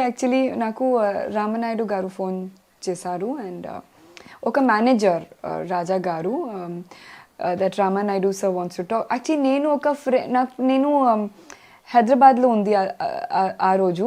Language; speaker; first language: Telugu; non-native, learner; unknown